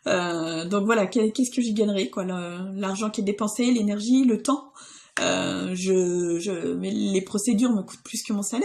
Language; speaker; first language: French; native; French